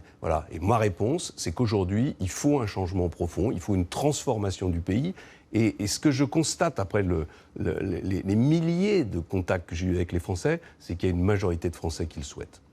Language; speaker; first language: French; native; French